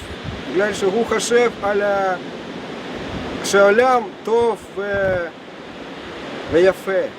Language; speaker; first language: Hebrew; non-native, fluent; Russian